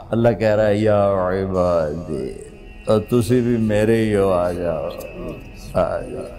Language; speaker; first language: Urdu; non-native, local second language; Punjabi